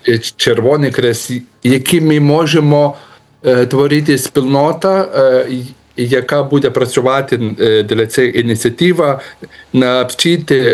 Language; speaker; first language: Ukrainian; non-native, learner; Lithuanian